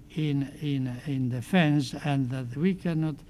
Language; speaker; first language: English; non-native, fluent; Spanish